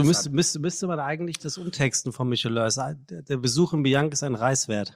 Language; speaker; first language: German; native; German